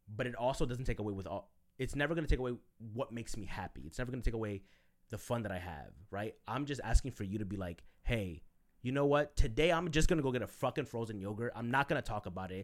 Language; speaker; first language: English; early bilingual, other home language; Spanish